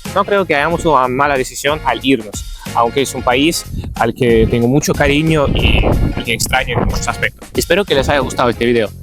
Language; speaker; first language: Spanish; non-native, fluent; Ukrainian